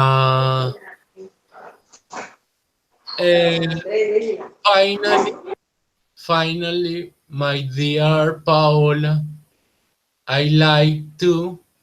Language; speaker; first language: English; non-native, learner; Spanish